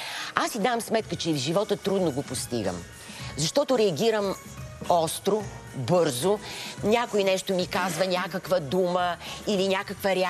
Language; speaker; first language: Bulgarian; native; Bulgarian